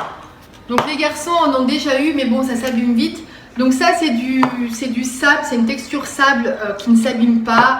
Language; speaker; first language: French; native; French